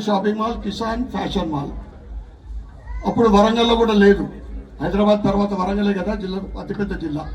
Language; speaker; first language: Telugu; native; Telugu